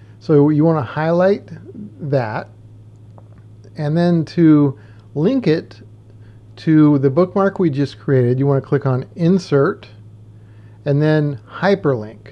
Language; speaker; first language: English; native; English